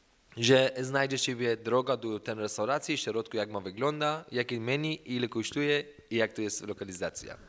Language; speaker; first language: Polish; non-native, learner; Persian